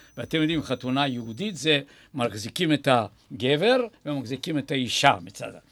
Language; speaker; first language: Hebrew; non-native, fluent; Bulgarian